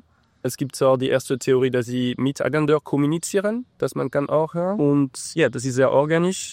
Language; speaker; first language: German; non-native, learner; English